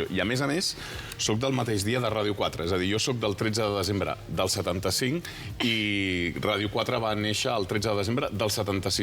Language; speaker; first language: Catalan; native; Catalan